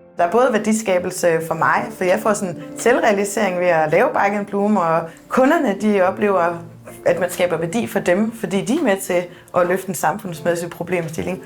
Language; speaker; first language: Danish; native; Danish